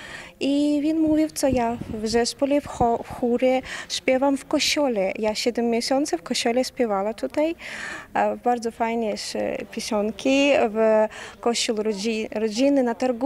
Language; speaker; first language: Polish; non-native, learner; Ukrainian